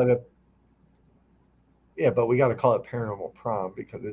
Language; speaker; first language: English; native; English